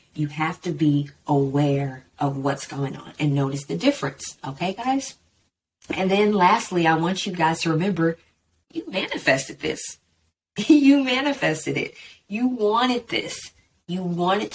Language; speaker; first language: English; native; English